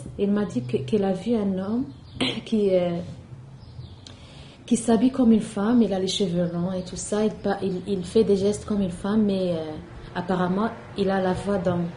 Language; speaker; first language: French; non-native, local second language; Arabic